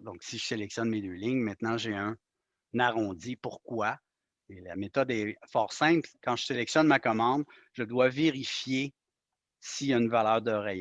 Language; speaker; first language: French; native; French